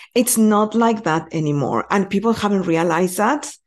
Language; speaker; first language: English; non-native, fluent; Spanish